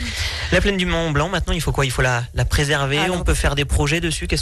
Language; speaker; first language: French; native; French